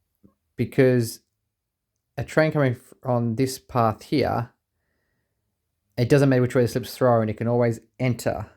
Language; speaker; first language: English; native; English